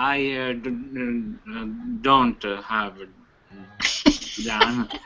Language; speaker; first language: English; non-native, learner; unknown